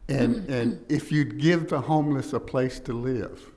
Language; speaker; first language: English; native; English